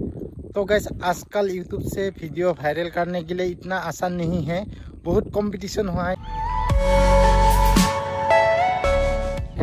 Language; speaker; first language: Hindi; non-native, learner; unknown